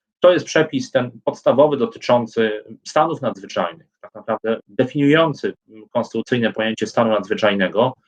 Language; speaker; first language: Polish; native; Polish